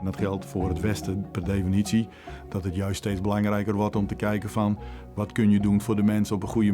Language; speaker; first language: Dutch; native; Dutch